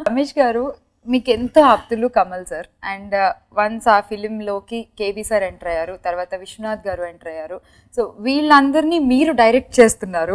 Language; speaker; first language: Telugu; native; Telugu